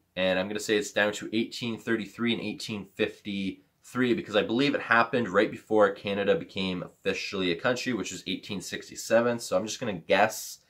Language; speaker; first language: English; native; English